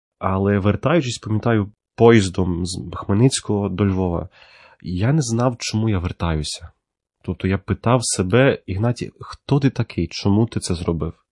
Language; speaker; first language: Ukrainian; early bilingual, heritage; Ukrainian